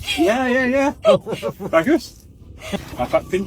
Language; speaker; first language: Indonesian; non-native, fluent; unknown